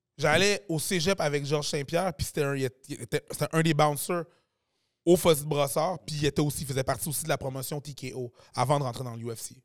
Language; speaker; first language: French; native; French